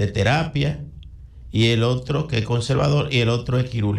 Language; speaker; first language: Spanish; native; Spanish